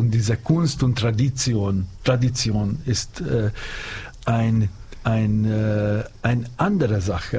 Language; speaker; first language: German; non-native, fluent; Hungarian